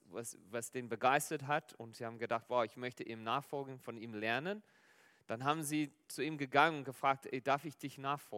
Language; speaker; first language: German; non-native, fluent; Afrikaans